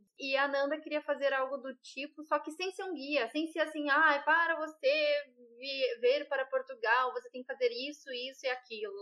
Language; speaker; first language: Portuguese; native; Portuguese